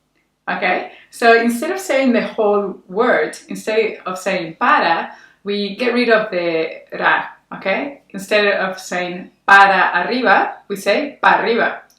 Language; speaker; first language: English; non-native, fluent; Spanish